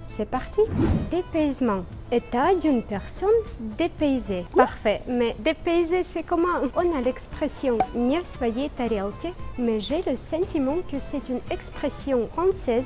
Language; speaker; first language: French; non-native, fluent; Russian